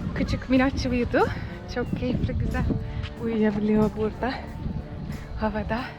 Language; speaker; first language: Turkish; non-native, fluent; Hungarian